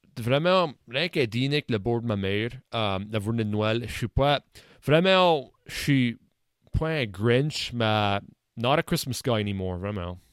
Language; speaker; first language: French; native; French